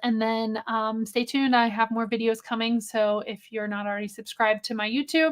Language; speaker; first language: English; native; English